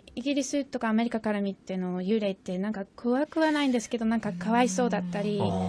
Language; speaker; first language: Japanese; non-native, fluent; English